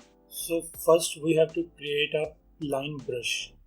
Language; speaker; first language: English; non-native, local second language; Hindi